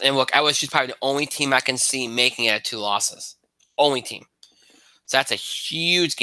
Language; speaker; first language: English; native; English